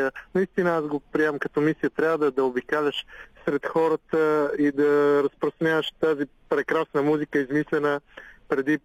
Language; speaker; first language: Bulgarian; native; Bulgarian